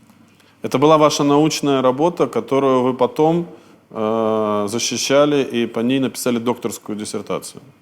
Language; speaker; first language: Russian; native; Russian